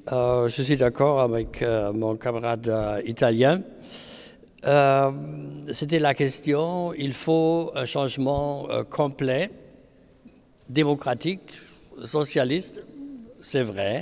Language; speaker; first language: French; non-native, fluent; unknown